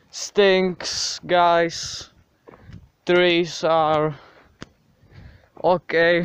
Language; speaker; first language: English; non-native, learner; Czech